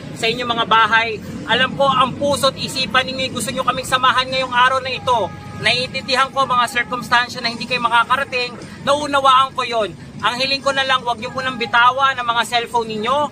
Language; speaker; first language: Filipino; native; Filipino